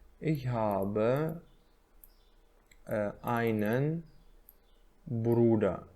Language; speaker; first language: German; non-native, fluent; Turkish